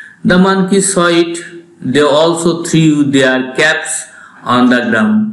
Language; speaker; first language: English; non-native, local second language; Bangla